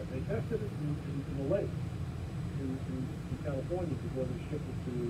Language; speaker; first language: English; native; English